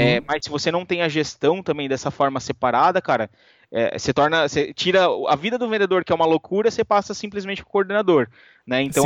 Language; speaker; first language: Portuguese; native; Portuguese